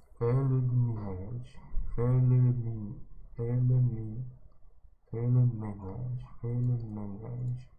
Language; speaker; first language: French; non-native, learner; Chinese